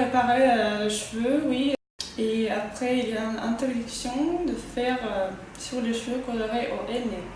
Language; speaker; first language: French; non-native, fluent; Russian